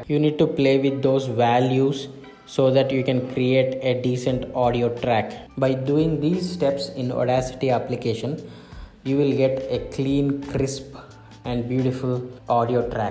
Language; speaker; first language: English; non-native, local second language; Telugu